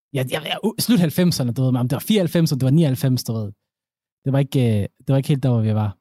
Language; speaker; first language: Danish; early bilingual, other home language; Somali